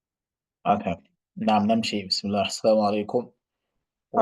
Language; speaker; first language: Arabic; non-native, fluent; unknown